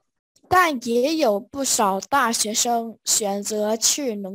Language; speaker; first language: Chinese; non-native, fluent; Vietnamese